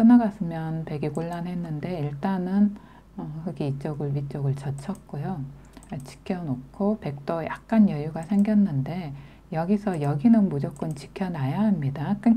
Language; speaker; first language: Korean; native; Korean